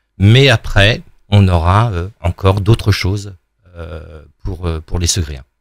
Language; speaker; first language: French; native; French